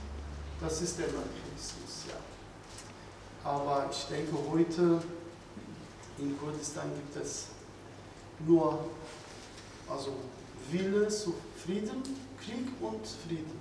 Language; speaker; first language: German; non-native, fluent; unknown